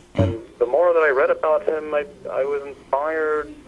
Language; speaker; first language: English; early bilingual, other home language; Persian